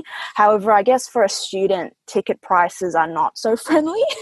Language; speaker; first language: English; early bilingual, other home language; Indonesian